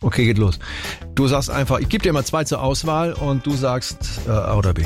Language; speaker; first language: German; native; German